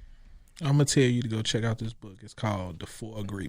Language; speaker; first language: English; native; English